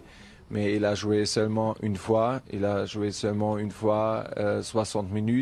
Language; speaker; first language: French; non-native, learner; German